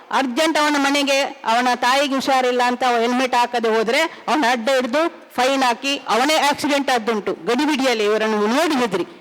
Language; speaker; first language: Kannada; native; Kannada